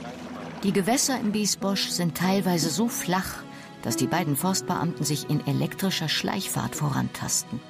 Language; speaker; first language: German; native; German